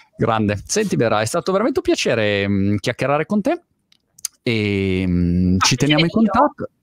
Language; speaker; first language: Italian; native; Italian